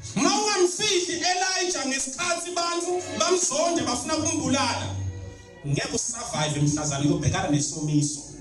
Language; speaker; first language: Zulu; non-native, local second language; Swati